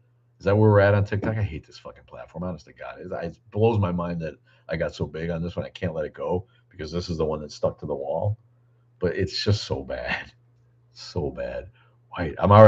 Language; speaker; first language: English; native; English